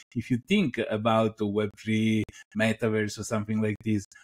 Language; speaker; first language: English; non-native, fluent; Italian